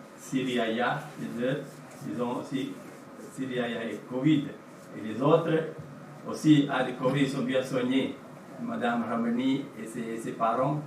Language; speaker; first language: French; non-native, fluent; Sinhala